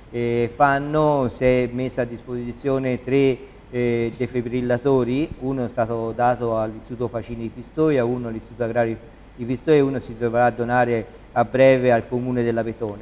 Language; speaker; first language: Italian; native; Italian